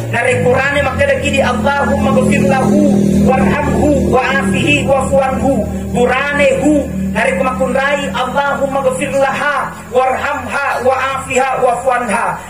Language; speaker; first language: Indonesian; non-native, local second language; Buginese